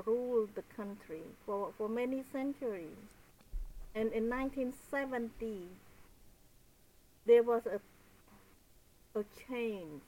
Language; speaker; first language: English; non-native, fluent; Khmer